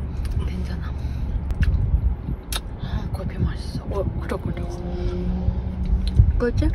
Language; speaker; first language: Korean; non-native, learner; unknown